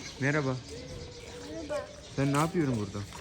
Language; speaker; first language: Turkish; non-native, learner; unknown